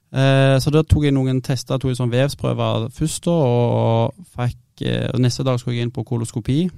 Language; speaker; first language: Norwegian; native; Norwegian